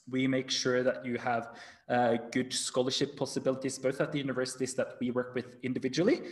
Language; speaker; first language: English; non-native, fluent; Norwegian